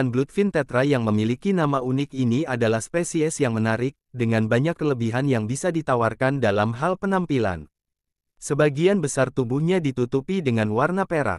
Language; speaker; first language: Indonesian; native; Indonesian